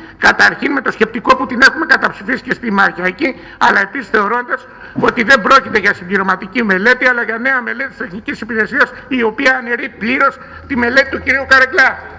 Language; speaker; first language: Greek; native; Greek